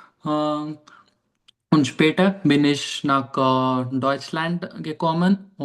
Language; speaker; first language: German; non-native, fluent; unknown